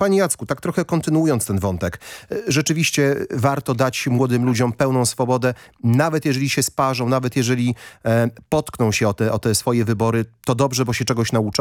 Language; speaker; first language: Polish; native; Polish